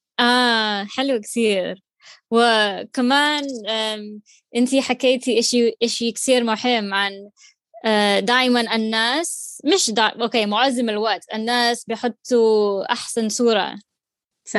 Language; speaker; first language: Arabic; non-native, learner; English